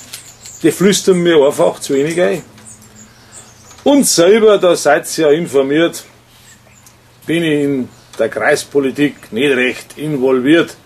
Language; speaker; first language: German; native; German